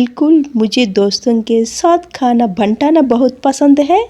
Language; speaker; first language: Hindi; non-native, local second language; Telugu